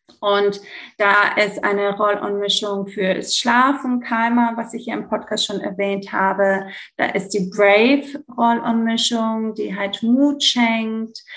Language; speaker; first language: German; early bilingual, heritage; German